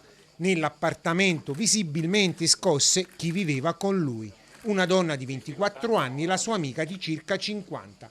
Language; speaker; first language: Italian; native; Italian